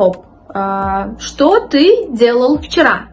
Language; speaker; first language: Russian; non-native, local second language; Uzbek